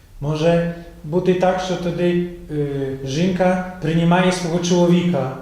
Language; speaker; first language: Ukrainian; non-native, fluent; Polish